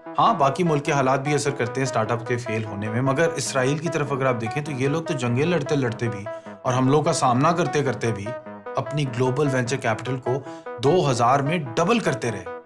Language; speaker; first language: Urdu; native; Urdu